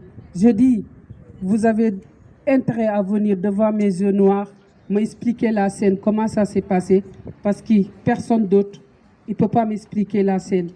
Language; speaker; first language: French; non-native, local second language; Wolof